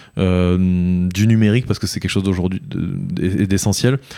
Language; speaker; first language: French; native; French